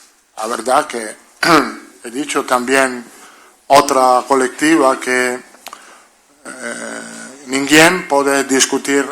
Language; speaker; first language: Portuguese; non-native, learner; Italian